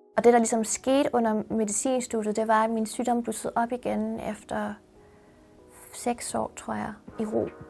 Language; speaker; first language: Danish; early bilingual, other home language; Persian